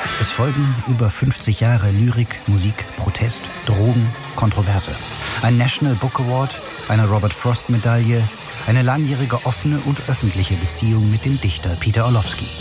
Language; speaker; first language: German; native; German